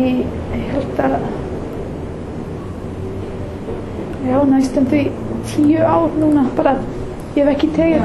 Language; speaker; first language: Icelandic; non-native, learner; English